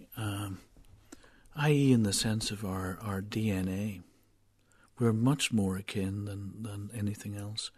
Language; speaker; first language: English; native; English